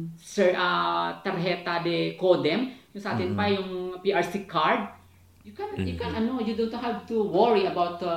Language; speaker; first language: English; non-native, local second language; Hiligaynon